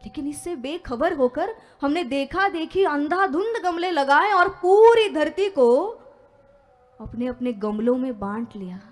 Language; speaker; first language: Hindi; non-native, local second language; Marathi